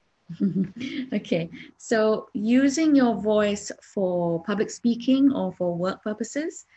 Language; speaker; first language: English; non-native, local second language; Malay